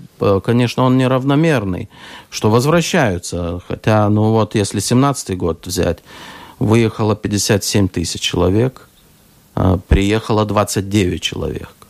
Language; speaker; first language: Russian; non-native, local second language; Lithuanian